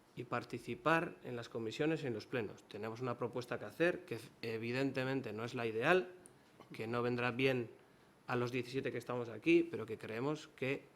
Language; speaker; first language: Spanish; non-native, local second language; Basque